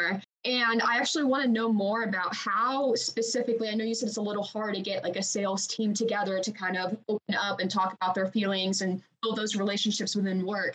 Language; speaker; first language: English; native; English